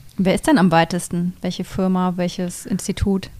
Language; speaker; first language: German; native; German